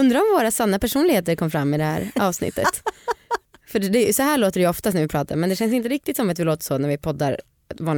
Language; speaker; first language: Swedish; native; Swedish